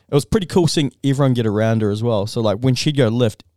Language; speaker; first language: English; early bilingual, other home language; Filipino